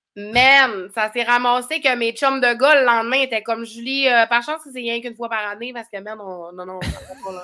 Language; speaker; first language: French; native; French